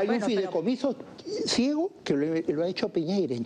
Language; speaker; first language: Spanish; native; Spanish